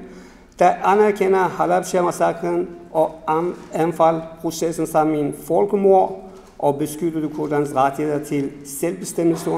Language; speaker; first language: Danish; non-native, fluent; Kurdish